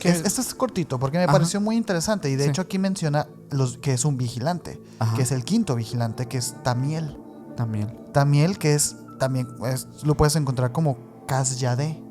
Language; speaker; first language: Spanish; native; Spanish